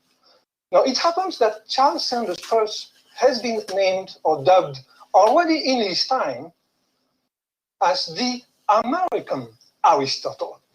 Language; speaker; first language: English; non-native, fluent; French